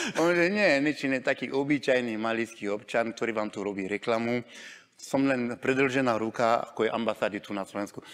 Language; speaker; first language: Slovak; non-native, fluent; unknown